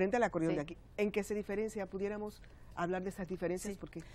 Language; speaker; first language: Spanish; native; Spanish